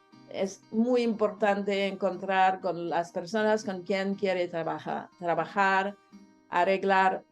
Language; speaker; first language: Spanish; non-native, learner; French